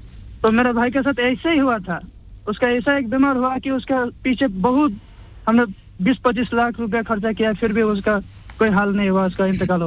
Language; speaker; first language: Hindi; non-native, fluent; Bangla